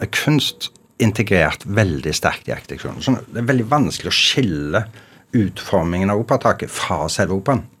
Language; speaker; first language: Norwegian; native; Norwegian